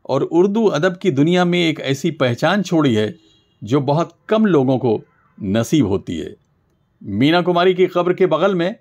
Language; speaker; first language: Urdu; native; Urdu